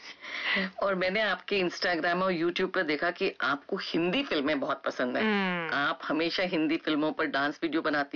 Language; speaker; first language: Hindi; native; Hindi